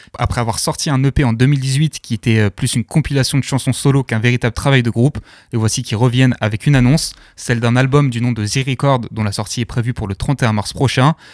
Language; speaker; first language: French; native; French